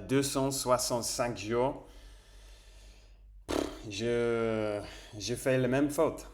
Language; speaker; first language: French; non-native, fluent; Spanish